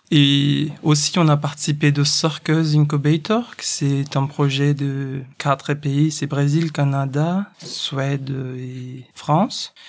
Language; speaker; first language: French; non-native, fluent; Portuguese